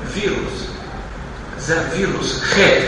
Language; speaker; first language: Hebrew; non-native, fluent; Russian